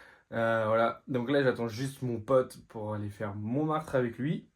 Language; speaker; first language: French; native; French